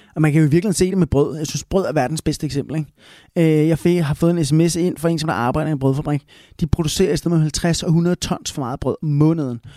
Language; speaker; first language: Danish; early bilingual, other home language; Spanish